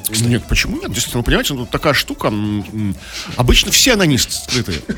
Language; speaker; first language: Russian; native; Russian